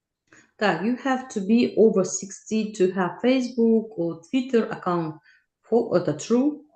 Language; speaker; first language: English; non-native, learner; Russian